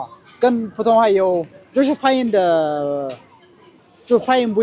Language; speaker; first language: Chinese; non-native, learner; Amharic